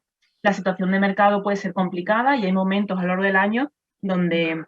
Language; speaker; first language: Spanish; native; Spanish